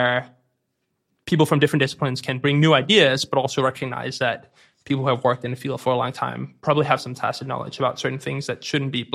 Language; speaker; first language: English; non-native, fluent; Danish